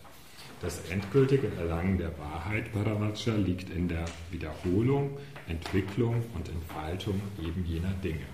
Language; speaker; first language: German; native; German